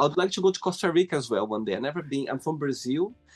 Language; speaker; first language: English; non-native, fluent; Portuguese